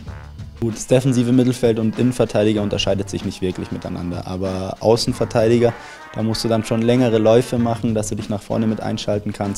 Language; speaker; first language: German; native; German